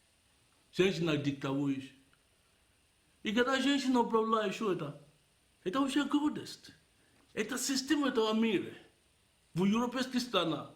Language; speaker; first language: Russian; non-native, fluent; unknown